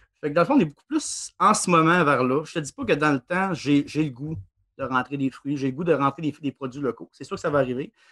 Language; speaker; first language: French; native; French